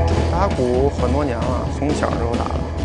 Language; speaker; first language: Chinese; native; Chinese